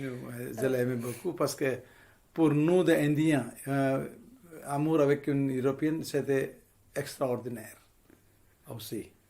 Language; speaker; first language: French; non-native, fluent; Hindi